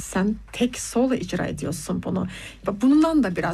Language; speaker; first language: Turkish; native; Turkish